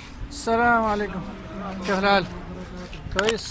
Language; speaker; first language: Arabic; non-native, learner; Urdu